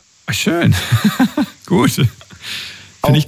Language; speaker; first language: German; native; German